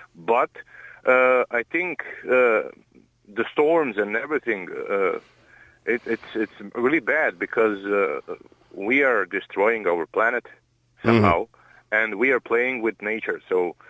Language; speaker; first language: English; non-native, learner; Croatian